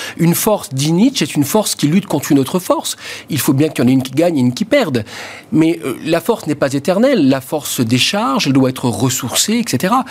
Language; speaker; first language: French; native; French